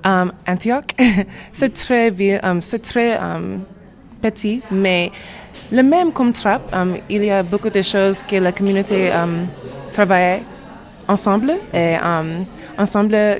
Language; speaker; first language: French; non-native, learner; English